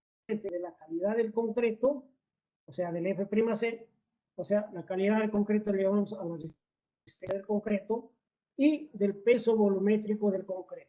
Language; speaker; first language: Spanish; native; Spanish